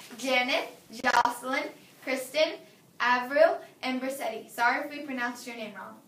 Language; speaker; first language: English; native; English